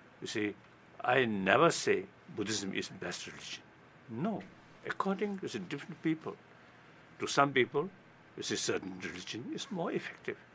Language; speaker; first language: English; non-native, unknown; Tibetan